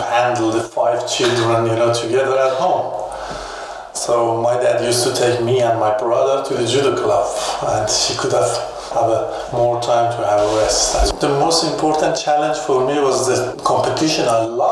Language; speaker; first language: English; non-native, fluent; Persian